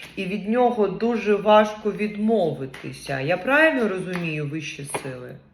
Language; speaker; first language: Ukrainian; non-native, local second language; Russian